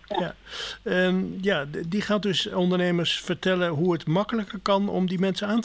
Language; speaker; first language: Dutch; native; Dutch